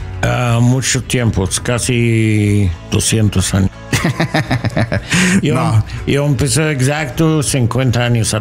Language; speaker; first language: Spanish; non-native, learner; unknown